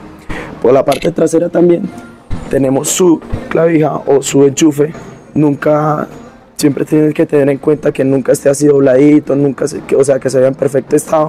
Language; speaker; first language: Spanish; native; Spanish